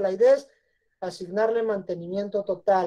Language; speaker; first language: Spanish; native; Spanish